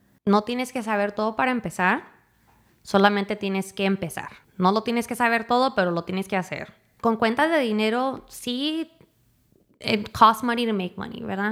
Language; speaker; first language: Spanish; early bilingual, heritage; Spanish